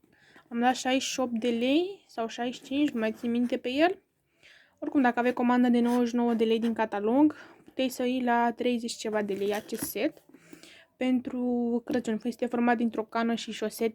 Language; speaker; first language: Romanian; native; Romanian